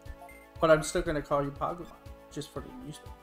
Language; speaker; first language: English; native; English